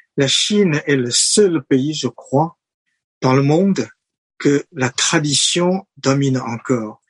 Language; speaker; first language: French; non-native, fluent; Chinese